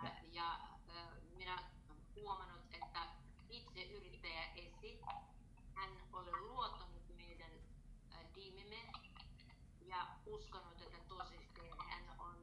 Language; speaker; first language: Finnish; non-native, learner; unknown